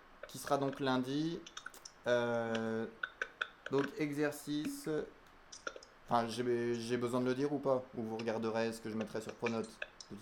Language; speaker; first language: French; native; French